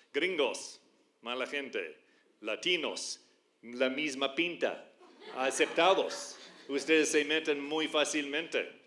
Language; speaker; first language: Spanish; non-native, fluent; English